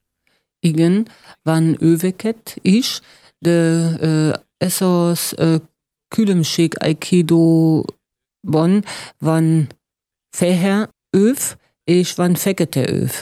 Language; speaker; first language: Hungarian; non-native, learner; German